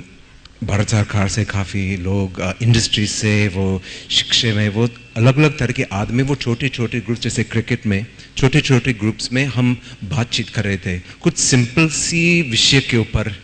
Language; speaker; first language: Hindi; non-native, learner; English